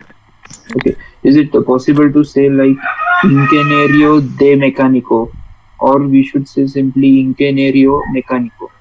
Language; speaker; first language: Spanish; non-native, learner; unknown